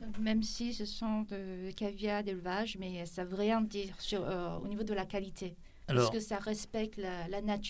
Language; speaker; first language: French; non-native, fluent; Chinese